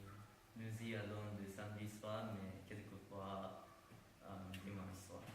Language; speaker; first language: French; non-native, learner; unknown